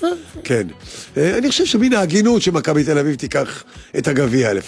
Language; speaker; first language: Hebrew; native; Hebrew